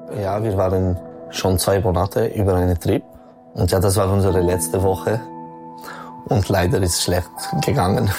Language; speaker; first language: German; non-native, local second language; French